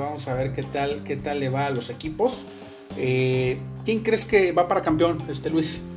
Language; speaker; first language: Spanish; native; Spanish